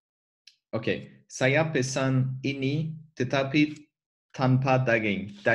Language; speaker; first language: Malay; non-native, learner; French